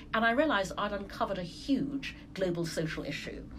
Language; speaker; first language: English; early bilingual, other home language; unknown